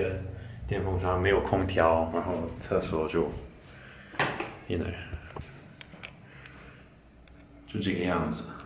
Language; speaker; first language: Chinese; non-native, fluent; English